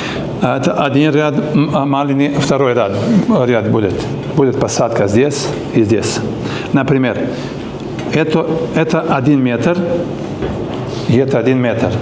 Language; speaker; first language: Russian; non-native, learner; Serbian